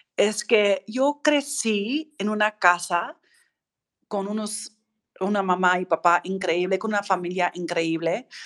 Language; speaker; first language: Spanish; non-native, fluent; English